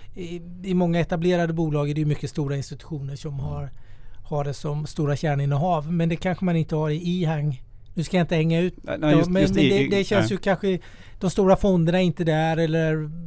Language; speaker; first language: Swedish; native; Swedish